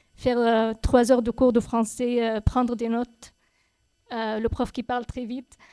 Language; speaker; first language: French; non-native, fluent; Arabic